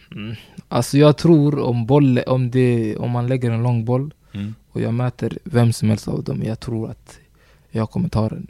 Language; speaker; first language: Swedish; early bilingual, other home language; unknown